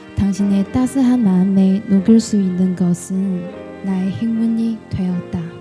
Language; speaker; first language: Korean; non-native, fluent; Chinese